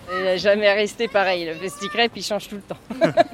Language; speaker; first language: French; native; French